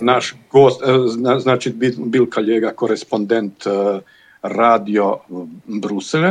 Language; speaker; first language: Russian; non-native, learner; Bosnian